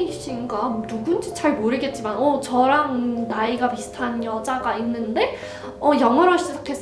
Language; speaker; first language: Korean; non-native, fluent; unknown